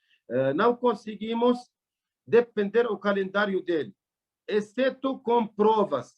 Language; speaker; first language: Portuguese; non-native, learner; Arabic